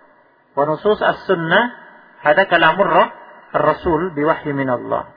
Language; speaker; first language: Arabic; non-native, fluent; Indonesian